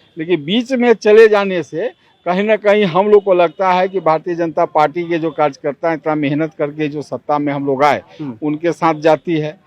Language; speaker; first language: Hindi; native; Hindi